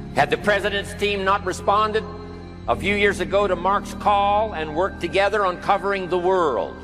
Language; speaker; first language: English; native; English